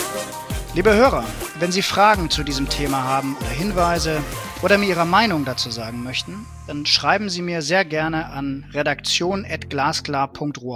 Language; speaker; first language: German; native; German